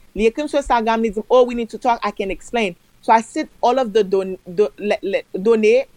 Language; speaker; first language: English; early bilingual, other home language; Haitian Creole